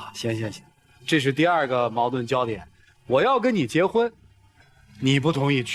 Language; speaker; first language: Chinese; native; Chinese